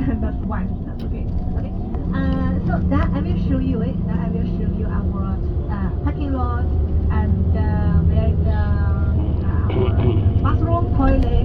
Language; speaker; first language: English; non-native, learner; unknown